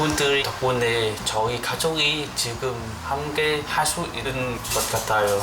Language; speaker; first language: Korean; non-native, learner; Vietnamese